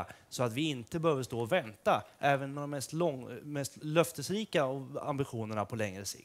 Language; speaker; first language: Swedish; native; Swedish